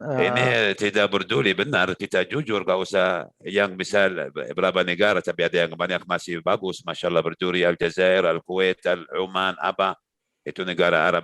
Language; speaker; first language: Indonesian; non-native, learner; Arabic